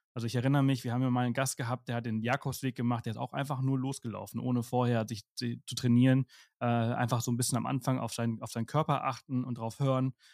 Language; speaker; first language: German; non-native, fluent; Spanish